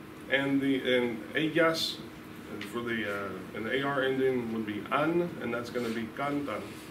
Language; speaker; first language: English; native; English